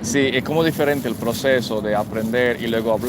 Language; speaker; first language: Spanish; non-native, fluent; English